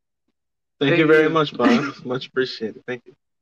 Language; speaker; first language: English; native; English